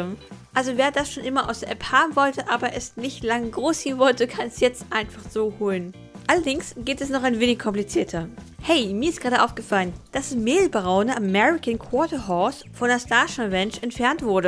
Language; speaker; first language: German; native; German